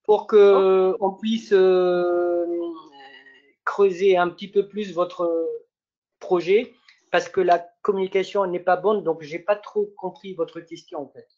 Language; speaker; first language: French; non-native, local second language; Malagasy